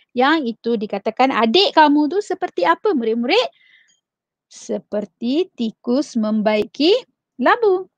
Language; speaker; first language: Malay; non-native, local second language; Tamil